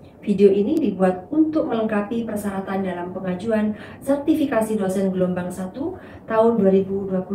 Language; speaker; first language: Indonesian; native; Indonesian